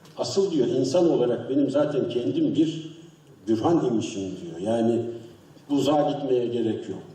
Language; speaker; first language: Turkish; native; Turkish